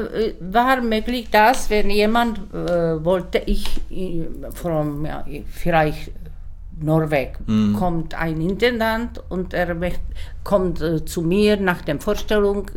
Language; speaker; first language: German; non-native, learner; Czech